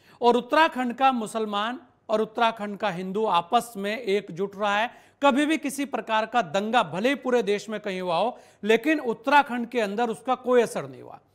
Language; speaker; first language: Hindi; native; Hindi